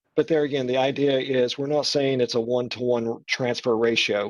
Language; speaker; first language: English; native; English